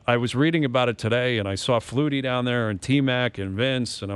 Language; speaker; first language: English; native; English